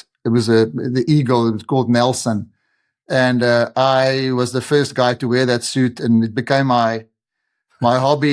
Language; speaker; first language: English; non-native, local second language; Afrikaans